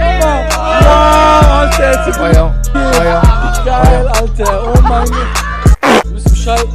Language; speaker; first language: German; native; German